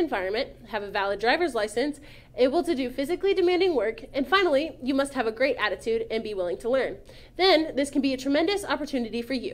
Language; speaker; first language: English; native; English